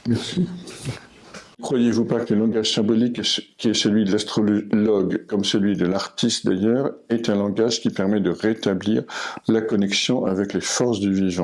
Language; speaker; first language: French; native; French